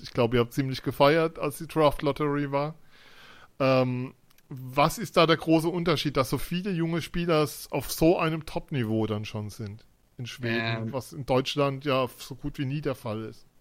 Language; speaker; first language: German; native; German